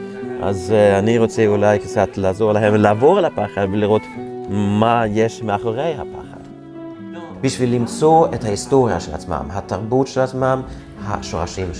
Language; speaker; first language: Hebrew; non-native, fluent; Swedish